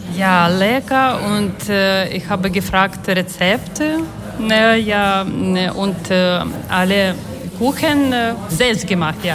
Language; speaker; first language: German; non-native, learner; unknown